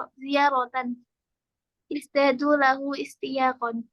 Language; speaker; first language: Arabic; non-native, learner; Indonesian